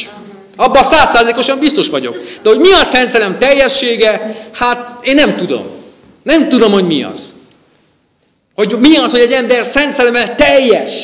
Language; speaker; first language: Hungarian; native; Hungarian